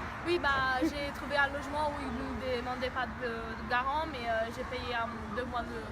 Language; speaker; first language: French; non-native, fluent; Italian